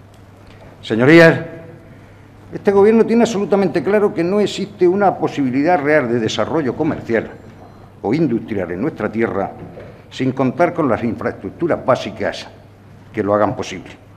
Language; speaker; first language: Spanish; native; Spanish